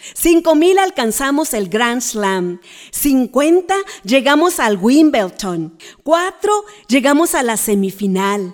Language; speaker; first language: Spanish; native; Spanish